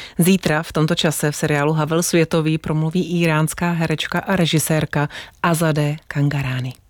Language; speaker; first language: Czech; native; Czech